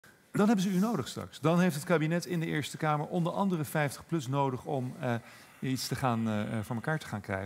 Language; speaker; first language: Dutch; native; Dutch